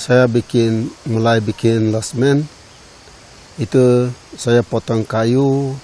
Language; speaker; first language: Indonesian; non-native, local second language; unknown